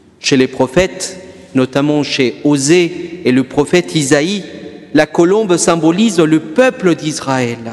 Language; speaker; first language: French; non-native, fluent; Spanish